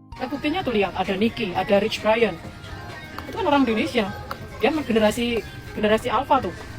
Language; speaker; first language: Indonesian; native; Indonesian